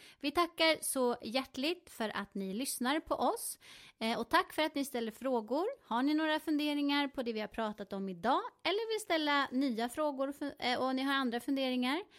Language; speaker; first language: Swedish; native; Swedish